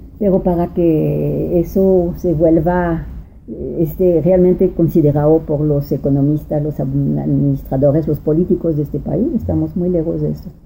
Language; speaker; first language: Spanish; non-native, fluent; French